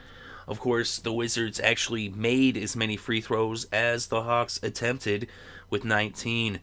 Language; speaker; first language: English; native; English